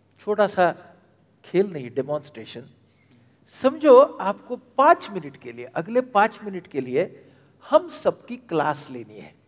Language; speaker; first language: Hindi; non-native, local second language; Marathi